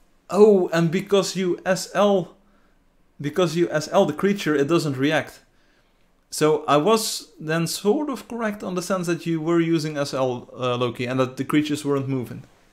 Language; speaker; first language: English; non-native, fluent; Dutch